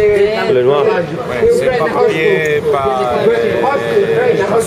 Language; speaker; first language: French; non-native, learner; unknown